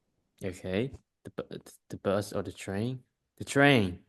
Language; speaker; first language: English; non-native, fluent; Vietnamese